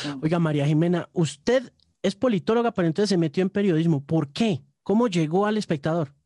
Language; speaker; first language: Spanish; native; Spanish